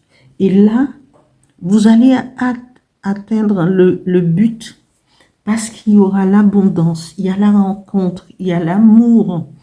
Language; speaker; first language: French; native; French